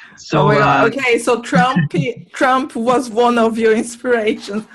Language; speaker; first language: English; non-native, fluent; Portuguese